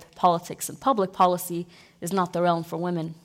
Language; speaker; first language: English; non-native, fluent; Arabic